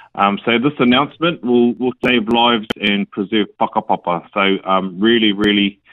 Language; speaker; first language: English; native; English